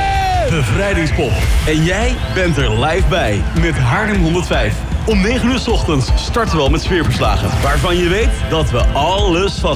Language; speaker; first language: Dutch; native; Dutch